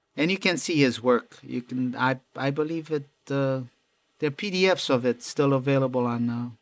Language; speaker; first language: English; non-native, fluent; Romanian